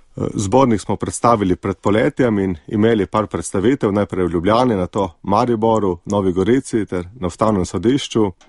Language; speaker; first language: Slovenian; native; Slovenian